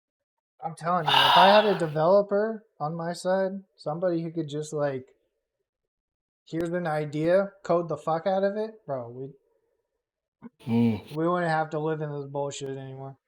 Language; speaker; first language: English; native; English